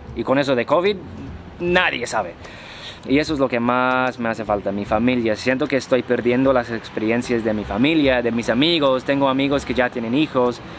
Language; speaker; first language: Spanish; non-native, fluent; English